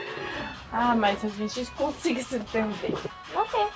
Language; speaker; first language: Portuguese; early bilingual, other home language; Spanish